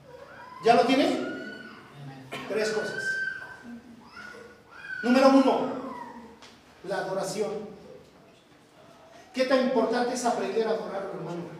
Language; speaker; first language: Spanish; native; Spanish